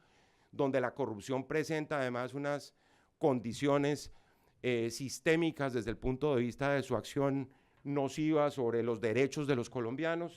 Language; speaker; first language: Spanish; native; Spanish